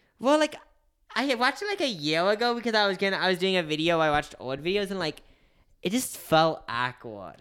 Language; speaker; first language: English; native; English